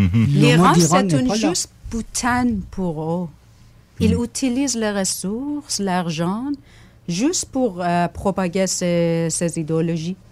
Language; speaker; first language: French; non-native, fluent; Persian